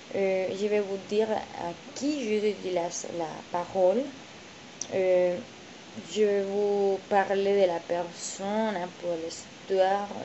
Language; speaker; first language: French; non-native, learner; Spanish